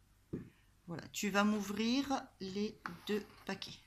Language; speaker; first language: French; native; French